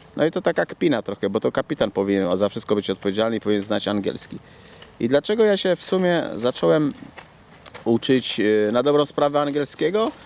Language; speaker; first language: Polish; native; Polish